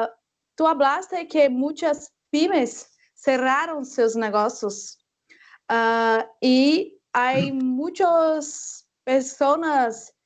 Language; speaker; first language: Spanish; non-native, fluent; Portuguese